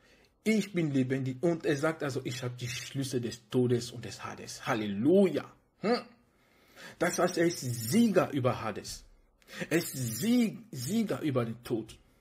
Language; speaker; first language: German; non-native, fluent; French